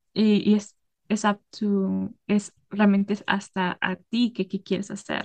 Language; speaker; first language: Spanish; early bilingual, heritage; Spanish